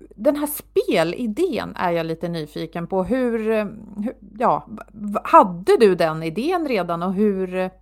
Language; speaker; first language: Swedish; native; Swedish